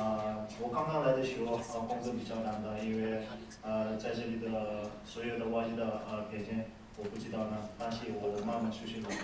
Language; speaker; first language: Chinese; non-native, learner; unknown